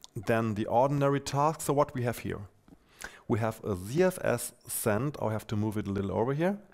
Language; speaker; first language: English; non-native, fluent; German